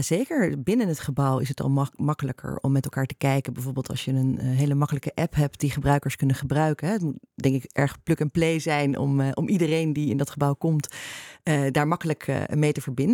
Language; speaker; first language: Dutch; native; Dutch